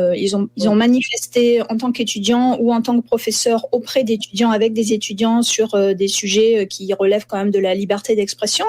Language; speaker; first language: French; native; French